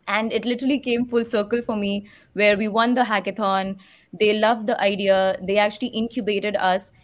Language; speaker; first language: English; non-native, local second language; Hindi